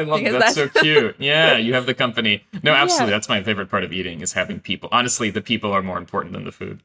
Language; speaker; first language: English; non-native, fluent; Persian